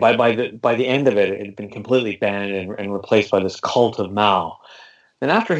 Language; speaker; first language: English; native; English